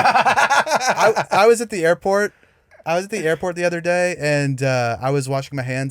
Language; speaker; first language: English; native; English